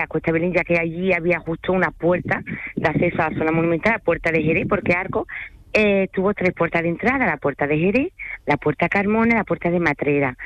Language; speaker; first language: Spanish; early bilingual, other home language; French